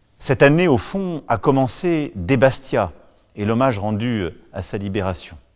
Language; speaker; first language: French; native; French